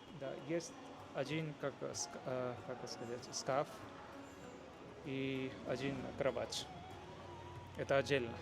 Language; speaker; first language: Russian; non-native, learner; Hindi